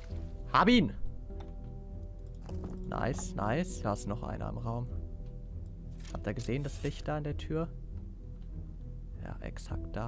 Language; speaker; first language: German; native; German